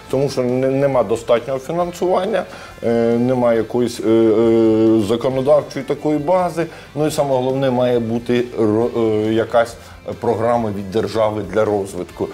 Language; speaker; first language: Ukrainian; native; Ukrainian